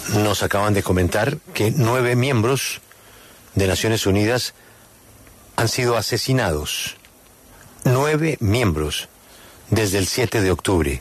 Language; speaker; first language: Spanish; native; Spanish